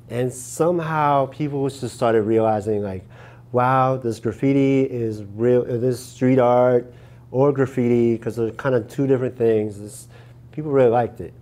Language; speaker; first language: English; native; English